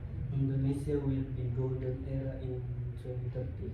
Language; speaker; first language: English; non-native, learner; Indonesian